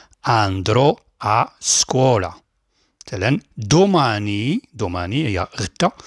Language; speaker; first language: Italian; non-native, fluent; Arabic